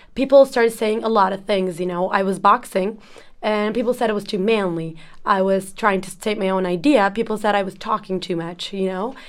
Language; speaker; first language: English; non-native, fluent; Turkish